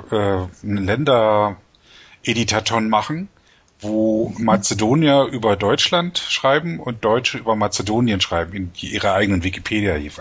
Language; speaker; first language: German; native; German